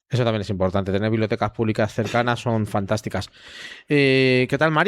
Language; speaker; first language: Spanish; native; Spanish